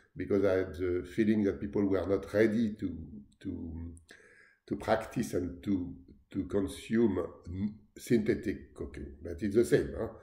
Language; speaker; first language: English; non-native, fluent; French